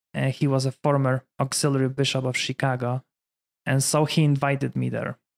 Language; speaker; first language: English; non-native, fluent; Polish